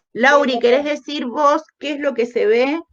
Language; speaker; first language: Spanish; native; Spanish